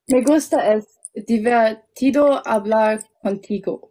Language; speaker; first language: Spanish; non-native, learner; German